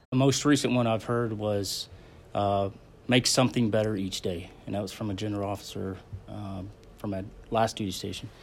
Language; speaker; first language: English; native; English